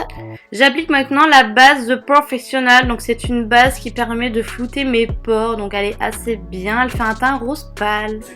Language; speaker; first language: French; native; French